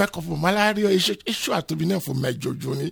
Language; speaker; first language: Hungarian; non-native, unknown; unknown